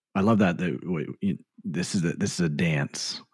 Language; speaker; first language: English; native; English